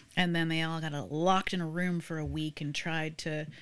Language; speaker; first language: English; native; English